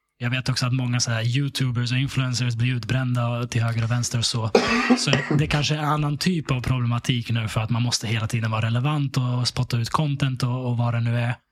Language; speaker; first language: Swedish; early bilingual, other home language; Russian